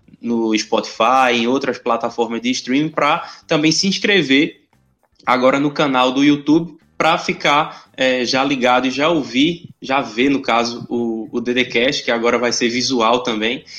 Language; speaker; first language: Portuguese; native; Portuguese